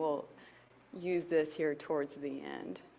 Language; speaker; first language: English; native; English